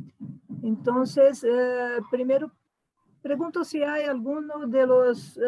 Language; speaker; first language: Spanish; non-native, fluent; Portuguese